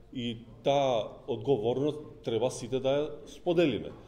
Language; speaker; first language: Macedonian; non-native, local second language; Albanian